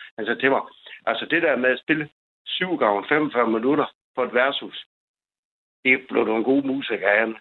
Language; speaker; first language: Danish; native; Danish